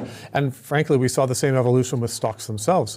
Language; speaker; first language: English; native; English